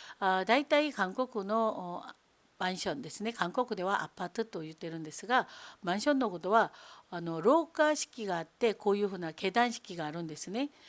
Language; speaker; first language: Japanese; non-native, fluent; Korean